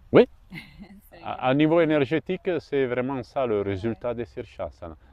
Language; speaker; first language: French; non-native, fluent; Italian